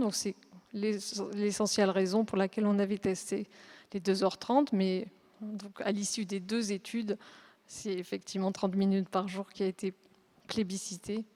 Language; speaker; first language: French; native; French